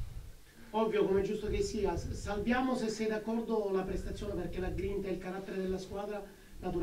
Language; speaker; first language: Italian; native; Italian